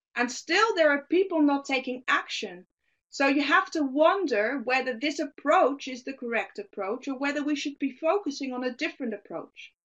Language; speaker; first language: English; non-native, fluent; Dutch